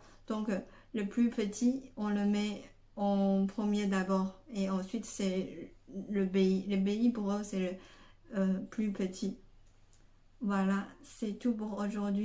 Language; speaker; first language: French; non-native, fluent; Chinese